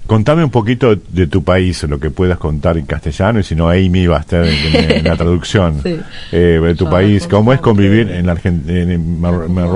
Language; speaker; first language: Spanish; native; Spanish